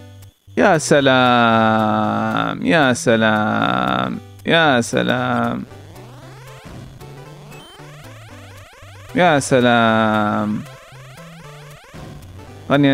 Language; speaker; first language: Arabic; native; Arabic